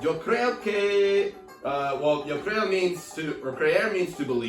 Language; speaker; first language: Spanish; non-native, learner; English